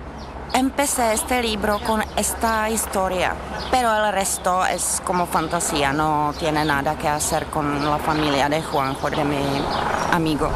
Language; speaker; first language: Spanish; non-native, fluent; Czech